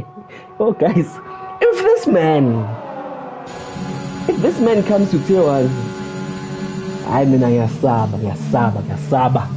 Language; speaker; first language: English; non-native, local second language; Zulu